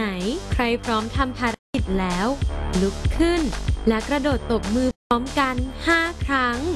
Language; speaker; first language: Thai; native; Thai